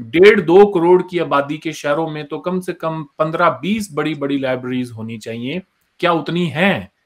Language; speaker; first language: Hindi; native; Hindi